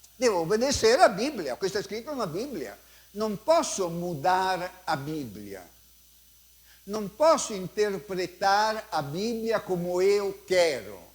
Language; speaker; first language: Portuguese; non-native, fluent; Italian